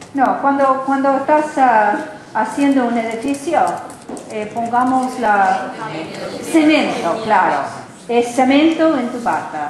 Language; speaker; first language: Spanish; non-native, learner; English